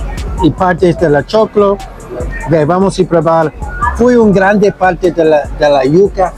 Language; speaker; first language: Spanish; non-native, learner; English